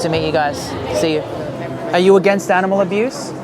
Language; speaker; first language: English; native; English